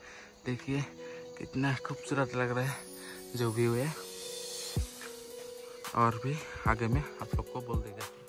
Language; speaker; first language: Hindi; non-native, local second language; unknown